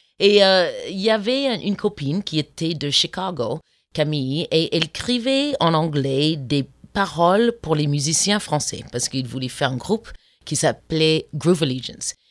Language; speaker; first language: French; non-native, fluent; English